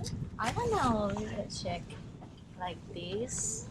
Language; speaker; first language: English; non-native, learner; Thai